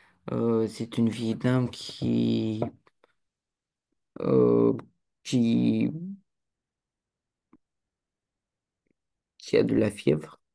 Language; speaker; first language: French; non-native, learner; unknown